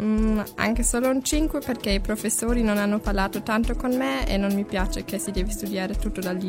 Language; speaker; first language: Italian; non-native, learner; German